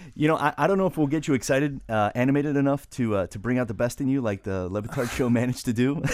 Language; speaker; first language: English; early bilingual, other home language; Spanish